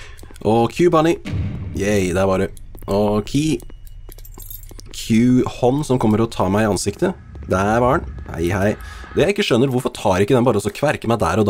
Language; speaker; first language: Norwegian; native; Norwegian